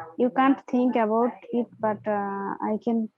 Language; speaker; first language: English; non-native, learner; Bangla